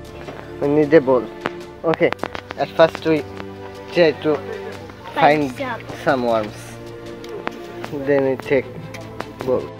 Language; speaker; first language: English; non-native, local second language; Bangla